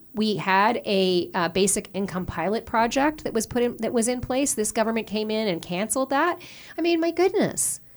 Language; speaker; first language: English; native; English